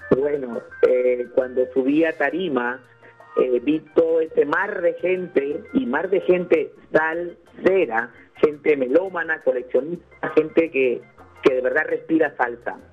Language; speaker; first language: Spanish; native; Spanish